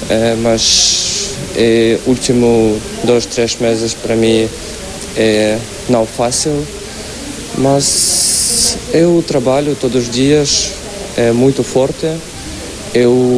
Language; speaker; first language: Portuguese; non-native, learner; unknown